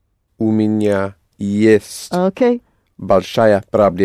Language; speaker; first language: Russian; non-native, learner; English